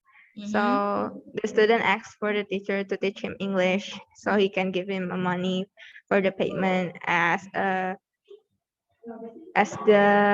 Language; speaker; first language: English; non-native, learner; Indonesian